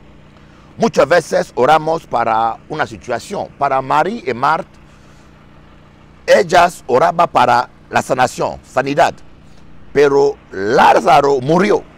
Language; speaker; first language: Spanish; non-native, learner; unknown